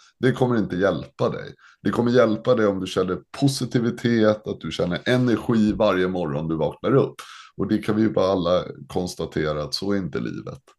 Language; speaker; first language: Swedish; native; Swedish